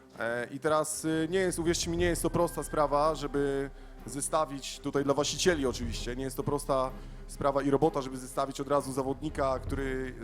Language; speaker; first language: Polish; native; Polish